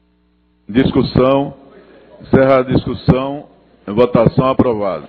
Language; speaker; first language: Portuguese; native; Portuguese